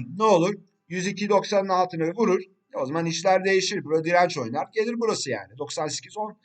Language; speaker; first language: Turkish; early bilingual, heritage; Turkish